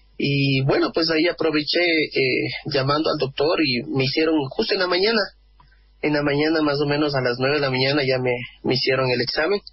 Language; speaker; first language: Spanish; native; Spanish